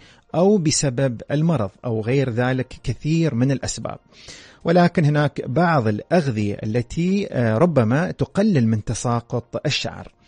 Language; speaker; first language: Arabic; native; Arabic